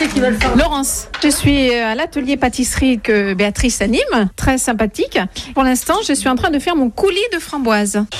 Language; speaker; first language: French; native; French